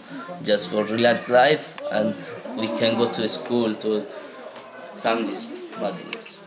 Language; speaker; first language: English; non-native, learner; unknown